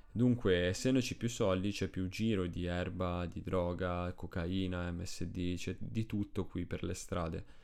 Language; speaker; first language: Italian; early bilingual, other home language; Spanish